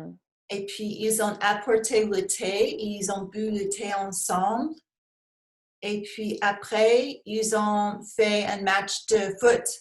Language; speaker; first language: French; non-native, learner; English